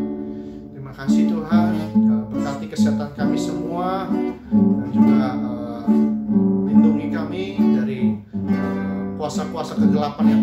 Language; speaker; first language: Indonesian; native; Indonesian